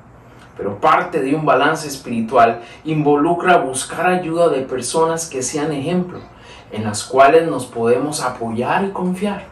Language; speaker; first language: Spanish; native; Spanish